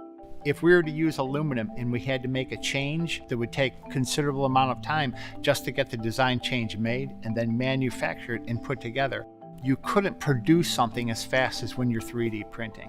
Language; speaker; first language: English; native; English